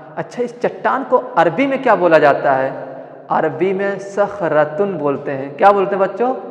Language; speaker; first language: Urdu; non-native, local second language; Malayalam